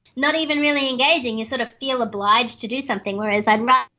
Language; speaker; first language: English; native; English